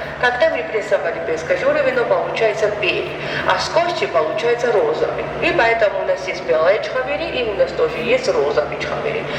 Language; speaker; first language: Russian; non-native, fluent; Georgian